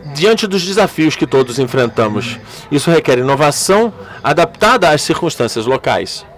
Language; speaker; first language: Portuguese; non-native, learner; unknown